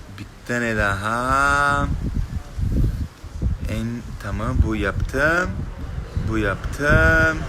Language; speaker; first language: Turkish; non-native, learner; Portuguese